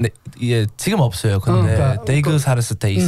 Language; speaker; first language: Korean; non-native, learner; English